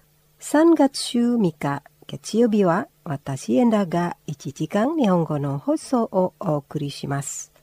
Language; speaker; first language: Japanese; non-native, fluent; Indonesian